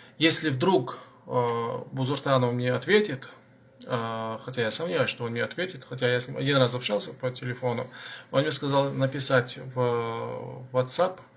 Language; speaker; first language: Russian; non-native, local second language; Chechen